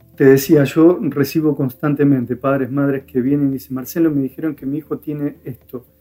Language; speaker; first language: Spanish; native; Spanish